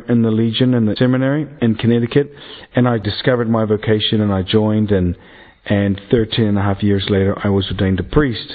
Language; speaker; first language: English; native; English